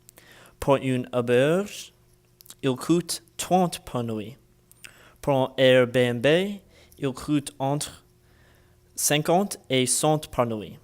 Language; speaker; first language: French; non-native, learner; English